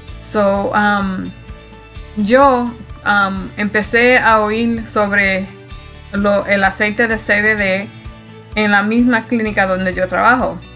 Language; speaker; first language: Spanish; early bilingual, heritage; Spanish